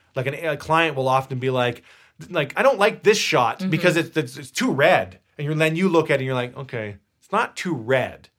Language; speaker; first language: English; native; English